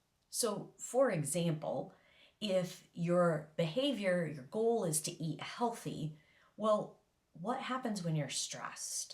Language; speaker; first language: English; native; English